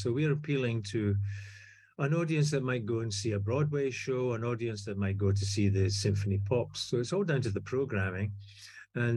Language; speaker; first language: English; native; English